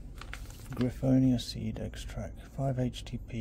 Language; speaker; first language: English; native; English